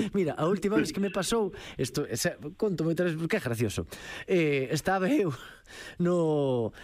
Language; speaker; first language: Galician; native; Galician